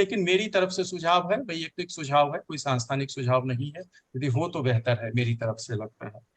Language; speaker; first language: Hindi; native; Hindi